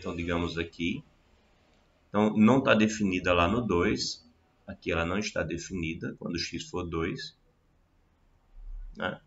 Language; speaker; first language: Portuguese; native; Portuguese